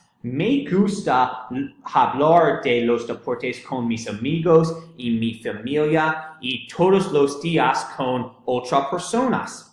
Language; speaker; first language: Spanish; non-native, learner; English